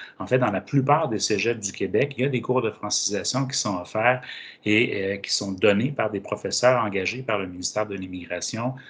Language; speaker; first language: French; native; French